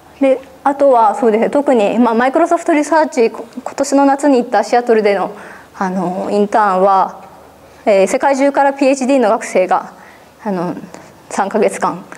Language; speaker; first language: Japanese; native; Japanese